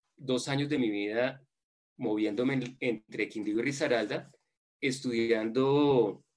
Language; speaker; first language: Spanish; native; Spanish